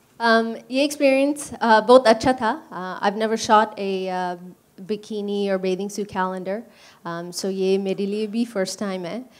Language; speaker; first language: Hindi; early bilingual, heritage; English